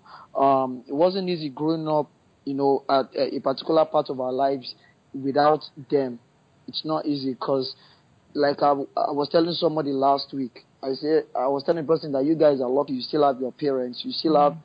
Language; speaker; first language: English; non-native, local second language; Yoruba